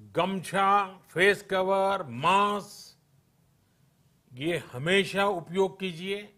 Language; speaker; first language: Hindi; non-native, local second language; Gujarati